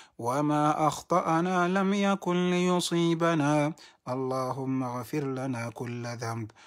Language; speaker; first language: Arabic; non-native, fluent; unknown